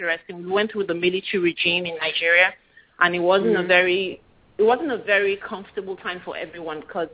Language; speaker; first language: English; non-native, local second language; Yoruba